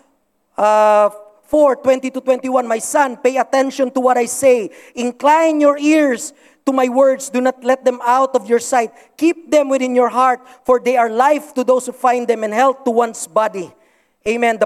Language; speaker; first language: English; non-native, local second language; Cebuano